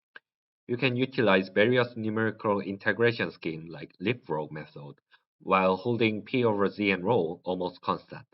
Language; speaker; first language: English; non-native, learner; Korean